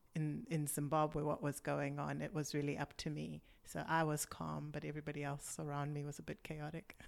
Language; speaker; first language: English; non-native, local second language; Shona